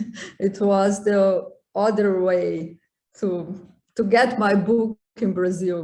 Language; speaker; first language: English; non-native, learner; Portuguese